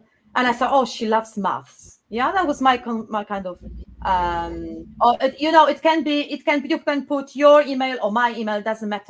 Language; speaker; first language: English; non-native, fluent; Polish